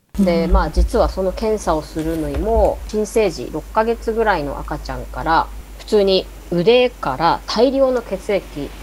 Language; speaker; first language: Japanese; native; Japanese